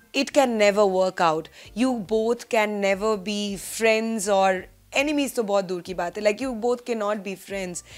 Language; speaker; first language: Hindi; non-native, local second language; Bangla